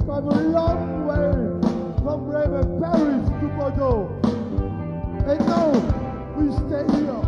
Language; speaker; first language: English; non-native, learner; German